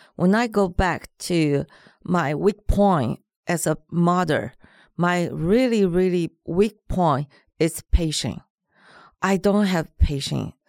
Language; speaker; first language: English; non-native, learner; Chinese